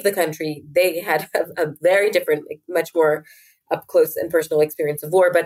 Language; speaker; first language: English; native; English